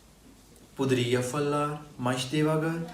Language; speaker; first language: Portuguese; non-native, learner; Hindi